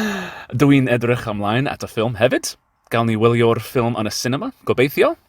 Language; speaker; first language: Welsh; non-native, learner; English